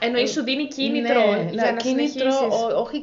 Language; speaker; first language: Greek; native; Greek